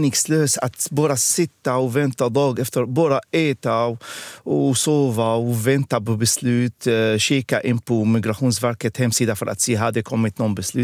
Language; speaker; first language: Swedish; non-native, fluent; Arabic